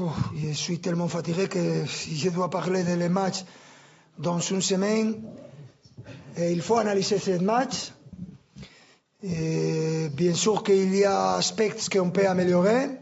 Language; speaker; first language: French; non-native, fluent; Spanish